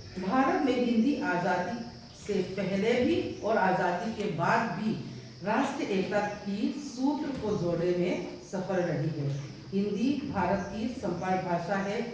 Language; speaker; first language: Hindi; non-native, local second language; Mizo